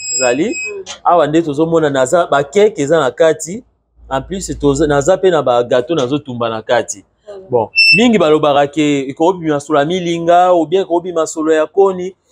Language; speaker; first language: Lingala; native; Lingala